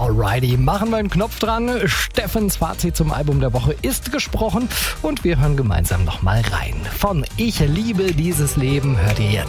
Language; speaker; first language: German; native; German